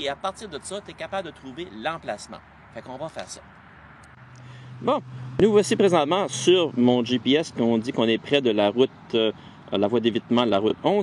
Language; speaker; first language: French; native; French